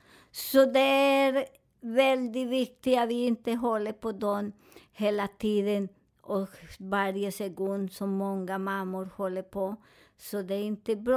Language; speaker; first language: Swedish; non-native, fluent; Spanish